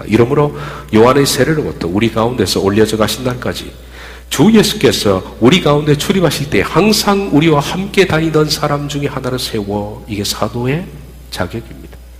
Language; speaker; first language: Korean; native; Korean